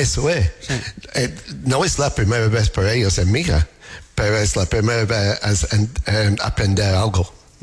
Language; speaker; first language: Spanish; non-native, fluent; English